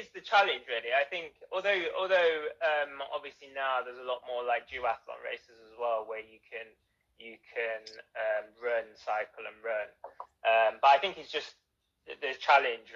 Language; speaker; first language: English; native; English